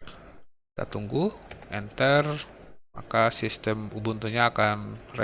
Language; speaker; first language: Indonesian; native; Indonesian